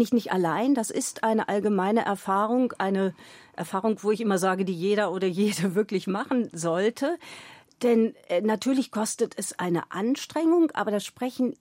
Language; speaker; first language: German; native; German